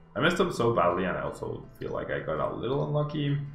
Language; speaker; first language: English; non-native, fluent; Spanish